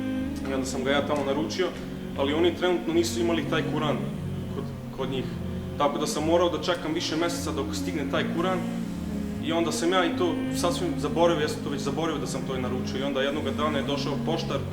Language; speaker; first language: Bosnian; early bilingual, heritage; Bosnian